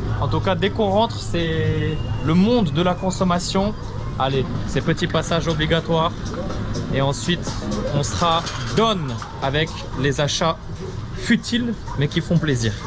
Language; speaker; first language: French; early bilingual, other home language; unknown